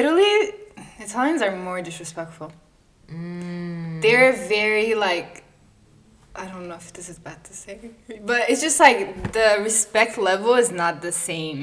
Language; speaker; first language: English; non-native, fluent; Italian